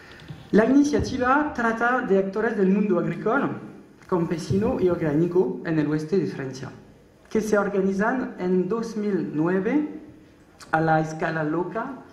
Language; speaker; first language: Spanish; non-native, learner; French